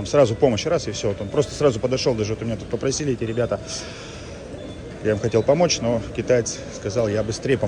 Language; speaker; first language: Russian; native; Russian